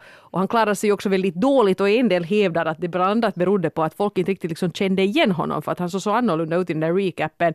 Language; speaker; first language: Swedish; native; Swedish